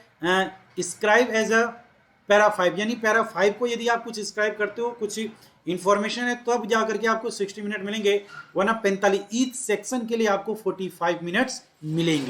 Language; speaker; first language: Hindi; native; Hindi